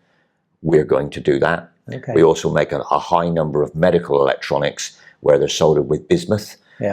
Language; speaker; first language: English; native; English